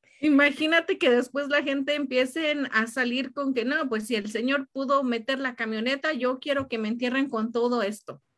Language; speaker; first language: Spanish; native; Spanish